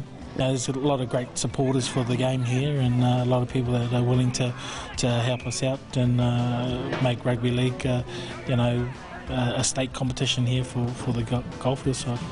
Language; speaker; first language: English; native; English